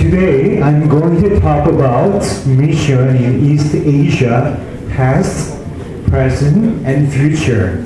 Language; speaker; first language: English; non-native, fluent; Korean